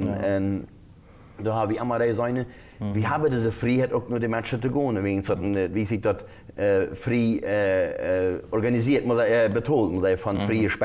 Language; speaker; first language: German; non-native, local second language; Plautdietsch